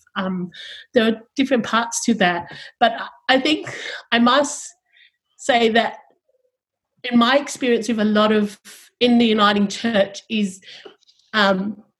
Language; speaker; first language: English; early bilingual, other home language; Tongan